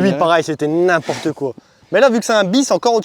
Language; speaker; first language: French; native; French